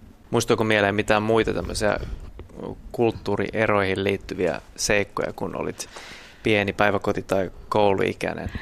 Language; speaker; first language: Finnish; native; Finnish